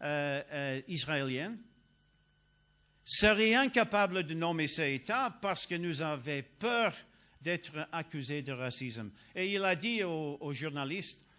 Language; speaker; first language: French; non-native, learner; English